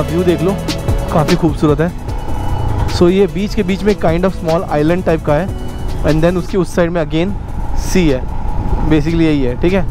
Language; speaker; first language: Hindi; non-native, local second language; Odia